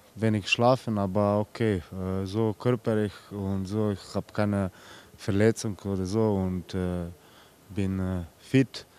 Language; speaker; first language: German; non-native, fluent; Slovenian